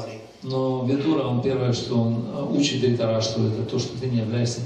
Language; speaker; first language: Russian; native; Russian